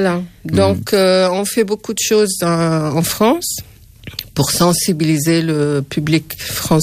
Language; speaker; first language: French; non-native, fluent; Arabic